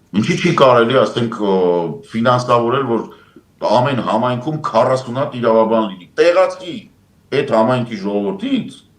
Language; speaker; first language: Armenian; native; Armenian